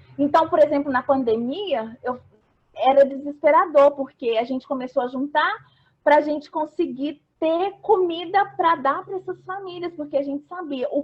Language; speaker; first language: Portuguese; native; Portuguese